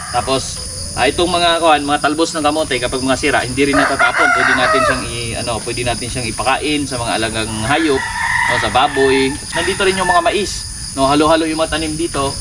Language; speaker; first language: Filipino; non-native, local second language; Cebuano